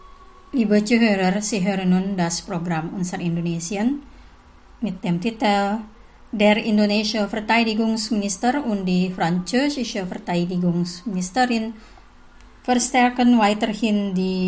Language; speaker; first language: German; non-native, fluent; Indonesian